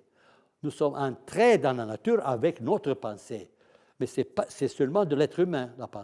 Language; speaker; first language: French; non-native, fluent; Italian